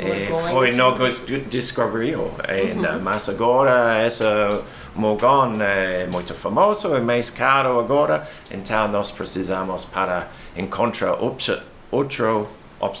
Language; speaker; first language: Portuguese; non-native, learner; English